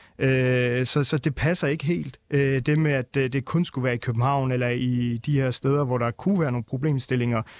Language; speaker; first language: Danish; early bilingual, other home language; Punjabi